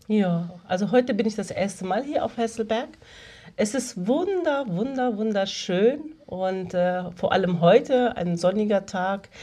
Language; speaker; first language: German; early bilingual, other home language; Kurdish